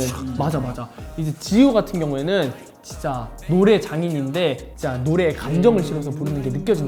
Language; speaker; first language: Korean; native; Korean